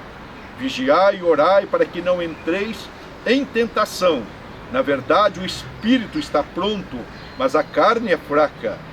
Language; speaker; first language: Portuguese; native; Portuguese